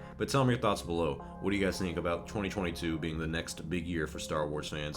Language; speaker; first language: English; native; English